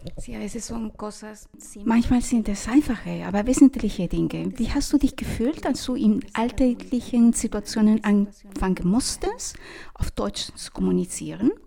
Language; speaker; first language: German; non-native, fluent; Spanish